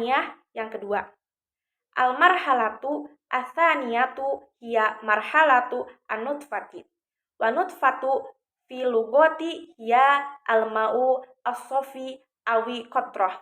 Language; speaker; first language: Arabic; non-native, learner; Indonesian